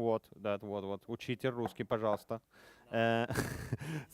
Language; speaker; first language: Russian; non-native, learner; Spanish